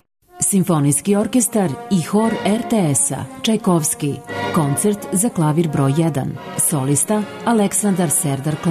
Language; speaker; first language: Serbian; native; Serbian